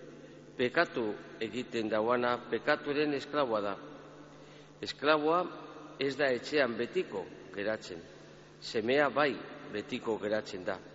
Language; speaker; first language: Basque; native; Basque